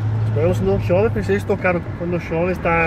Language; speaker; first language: Portuguese; non-native, learner; Italian